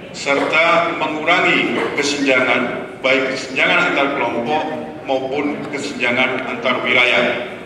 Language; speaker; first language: Indonesian; native; Indonesian